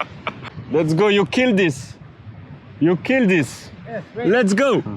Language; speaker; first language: English; non-native, learner; French